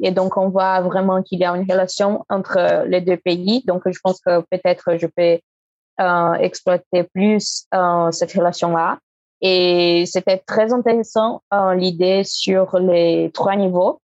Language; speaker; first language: French; non-native, fluent; Portuguese